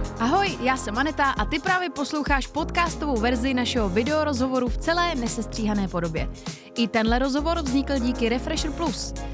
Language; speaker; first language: Czech; native; Czech